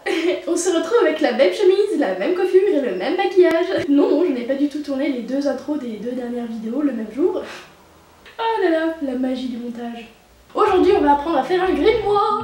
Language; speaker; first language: French; native; French